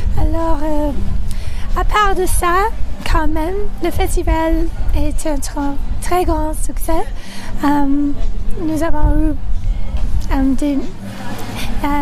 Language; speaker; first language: French; non-native, local second language; English